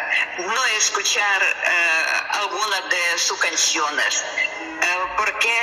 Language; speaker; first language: Spanish; non-native, learner; Russian